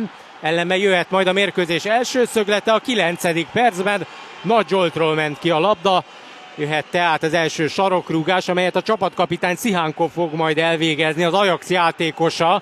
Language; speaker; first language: Hungarian; native; Hungarian